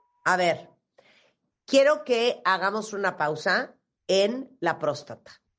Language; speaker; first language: Spanish; native; Spanish